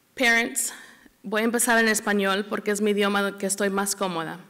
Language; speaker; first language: Spanish; early bilingual, heritage; Spanish